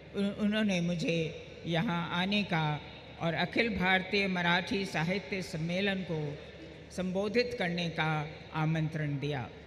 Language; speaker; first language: Hindi; native; Hindi